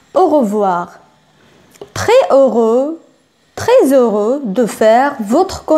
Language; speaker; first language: French; non-native, local second language; Arabic